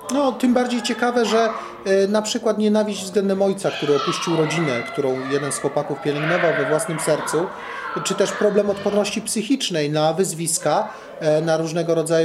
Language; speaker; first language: Polish; native; Polish